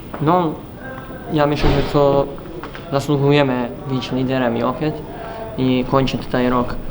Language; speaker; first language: Polish; non-native, learner; Serbian